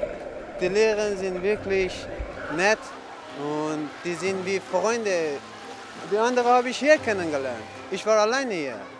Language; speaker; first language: German; non-native, learner; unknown